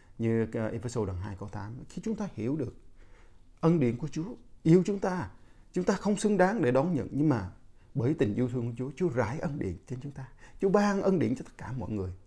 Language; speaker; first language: Vietnamese; non-native, local second language; Jarai